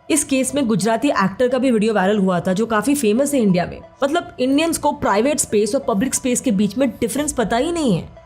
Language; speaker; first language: Hindi; native; Hindi